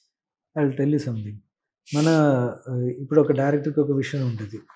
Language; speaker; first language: Telugu; non-native, learner; Malayalam